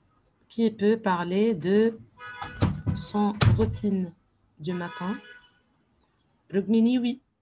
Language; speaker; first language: French; non-native, fluent; Arabic